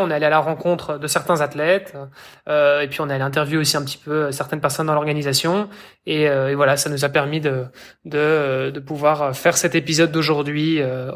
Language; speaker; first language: French; native; French